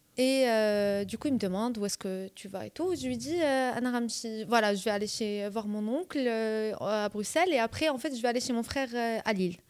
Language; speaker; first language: French; non-native, local second language; Arabic